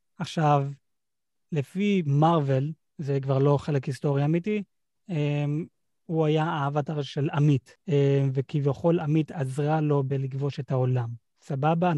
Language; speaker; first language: Hebrew; native; Hebrew